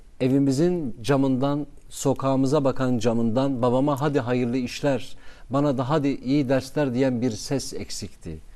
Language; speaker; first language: Turkish; non-native, local second language; Kurdish